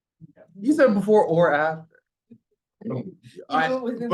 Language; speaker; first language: English; native; English